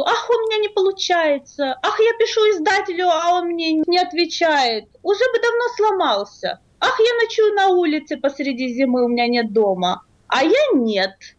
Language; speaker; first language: Russian; native; Russian